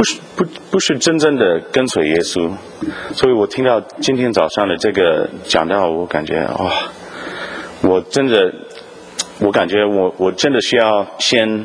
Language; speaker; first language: Chinese; non-native, fluent; English